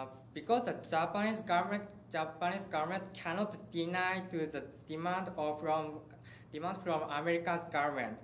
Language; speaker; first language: English; non-native, learner; Japanese